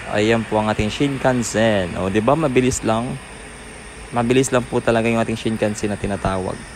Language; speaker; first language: Filipino; native; Filipino